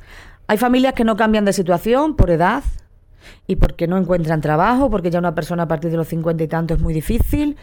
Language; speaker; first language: Spanish; native; Spanish